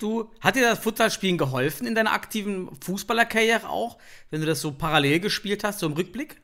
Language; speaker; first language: German; native; German